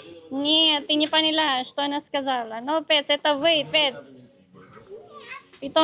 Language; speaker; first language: Russian; non-native, learner; Filipino